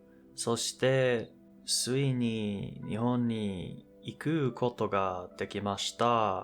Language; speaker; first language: Japanese; non-native, learner; English